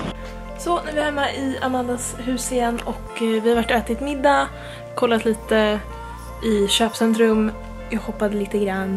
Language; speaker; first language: Swedish; native; Swedish